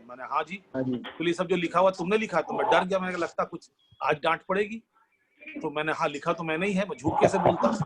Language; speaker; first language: Hindi; non-native, local second language; Bangla